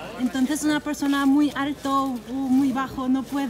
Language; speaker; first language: Spanish; non-native, learner; English